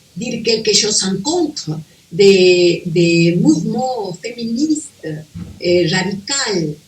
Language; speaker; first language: French; non-native, fluent; Spanish